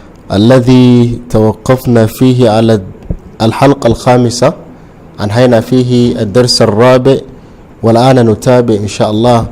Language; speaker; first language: Arabic; non-native, fluent; Hausa